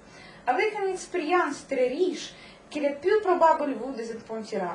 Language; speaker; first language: French; non-native, learner; Russian